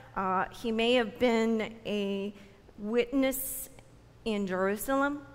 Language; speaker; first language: English; native; English